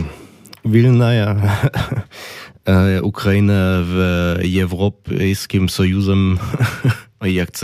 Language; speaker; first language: Ukrainian; non-native, learner; German